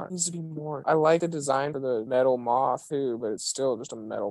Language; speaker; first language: English; native; English